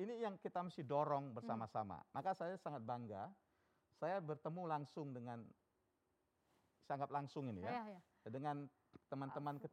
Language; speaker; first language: Indonesian; native; Indonesian